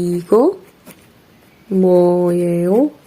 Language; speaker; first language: Korean; non-native, learner; Indonesian